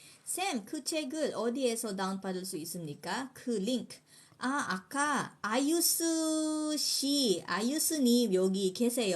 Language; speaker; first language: Korean; non-native, fluent; Filipino